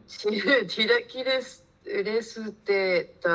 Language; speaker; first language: Japanese; non-native, learner; Spanish